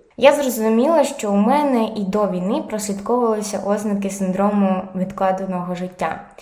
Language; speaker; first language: Ukrainian; non-native, local second language; Russian